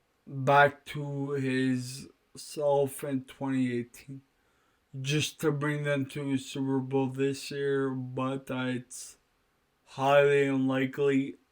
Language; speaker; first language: English; native; English